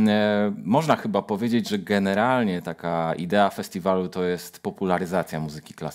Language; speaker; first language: Polish; native; Polish